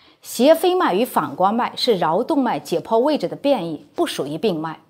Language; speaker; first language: Chinese; native; Chinese